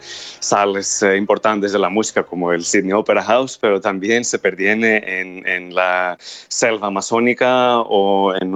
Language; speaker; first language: Spanish; non-native, fluent; Greek